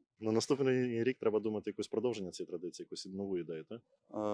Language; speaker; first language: Ukrainian; native; Ukrainian